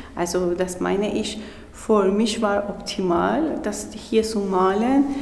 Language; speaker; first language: German; non-native, learner; Persian